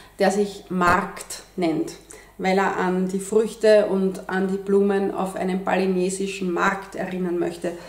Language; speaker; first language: German; native; German